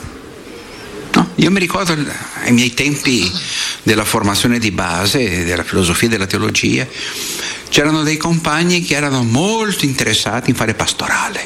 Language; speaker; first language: Italian; non-native, fluent; Portuguese